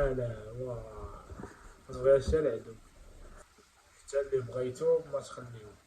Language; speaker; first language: Arabic; native; Arabic